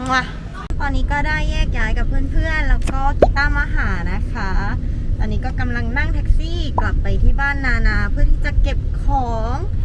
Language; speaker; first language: Thai; non-native, fluent; Korean